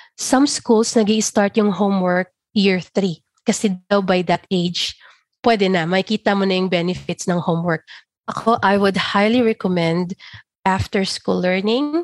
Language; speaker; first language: English; non-native, local second language; Filipino